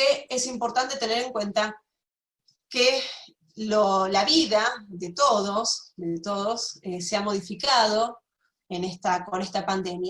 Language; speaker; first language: Spanish; native; Spanish